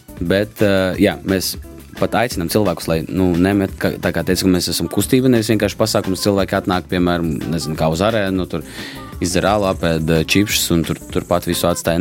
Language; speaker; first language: Latvian; non-native, local second language; Russian